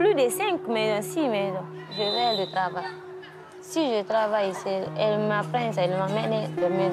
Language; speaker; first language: French; non-native, learner; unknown